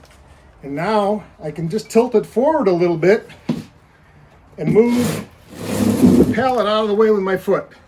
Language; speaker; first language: English; native; English